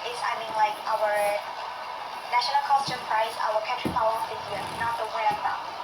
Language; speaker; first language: English; non-native, fluent; Burmese